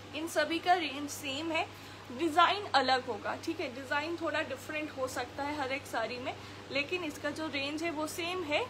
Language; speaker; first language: Hindi; non-native, local second language; Bangla